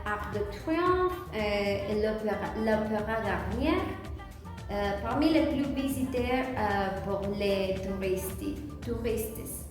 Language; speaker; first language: French; non-native, learner; Spanish